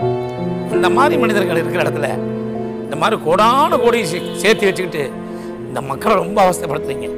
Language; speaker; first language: Tamil; native; Tamil